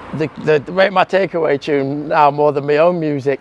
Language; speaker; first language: English; native; English